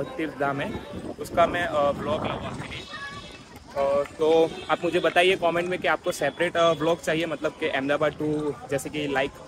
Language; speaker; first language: Hindi; non-native, local second language; Gujarati